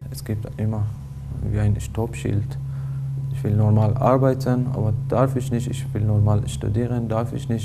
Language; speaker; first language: German; non-native, learner; Persian